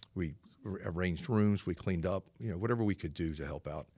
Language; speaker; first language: English; native; English